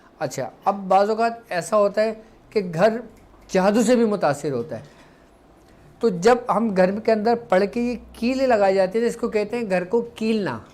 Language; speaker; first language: Urdu; native; Urdu